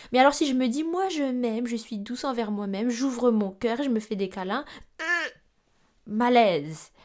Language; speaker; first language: French; non-native, local second language; Malagasy